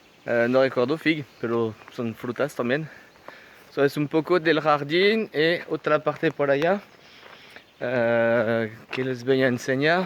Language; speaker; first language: Spanish; non-native, fluent; French